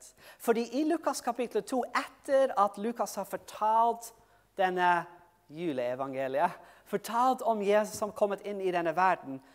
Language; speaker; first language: Norwegian; non-native, fluent; English